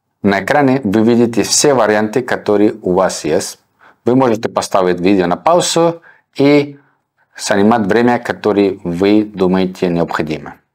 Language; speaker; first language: Russian; non-native, fluent; Spanish